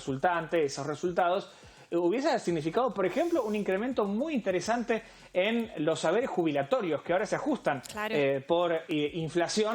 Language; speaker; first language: Spanish; native; Spanish